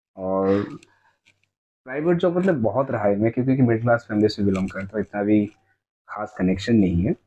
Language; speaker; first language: Hindi; non-native, local second language; Odia